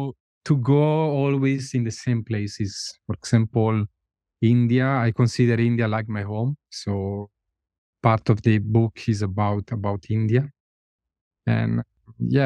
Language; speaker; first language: English; non-native, fluent; Italian